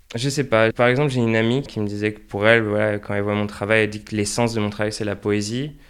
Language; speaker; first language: French; native; French